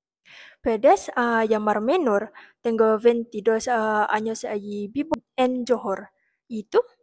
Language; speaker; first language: Spanish; non-native, learner; Malay